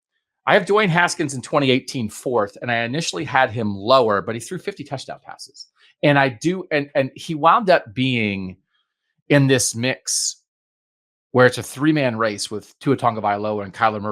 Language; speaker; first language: English; native; English